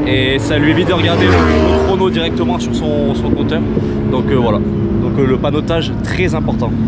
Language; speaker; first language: French; native; French